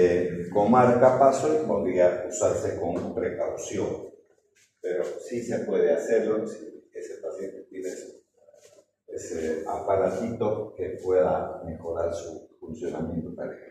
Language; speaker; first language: Spanish; native; Spanish